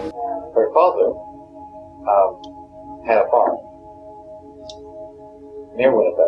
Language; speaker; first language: English; native; English